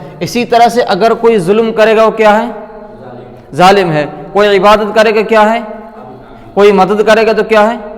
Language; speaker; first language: Urdu; native; Urdu